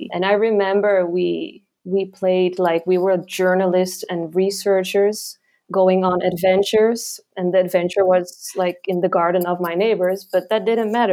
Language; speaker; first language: English; non-native, fluent; Dutch